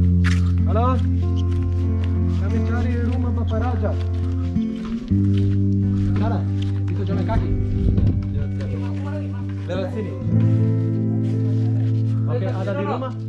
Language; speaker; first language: Indonesian; non-native, learner; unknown